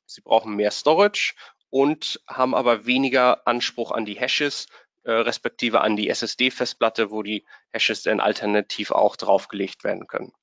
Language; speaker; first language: German; native; German